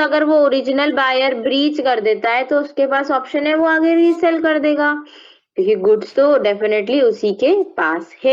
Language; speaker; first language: Hindi; native; Hindi